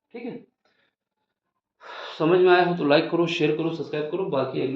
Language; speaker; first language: Hindi; native; Hindi